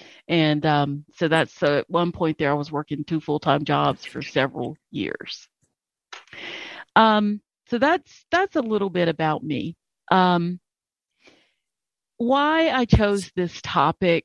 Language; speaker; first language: English; native; English